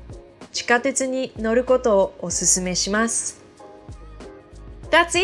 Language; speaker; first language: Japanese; non-native, fluent; English